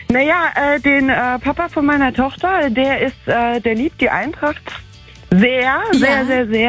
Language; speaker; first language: German; native; German